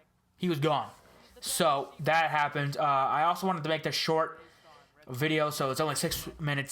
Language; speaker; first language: English; native; English